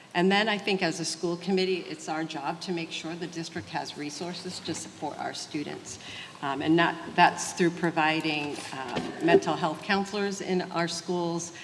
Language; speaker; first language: English; early bilingual, other home language; Portuguese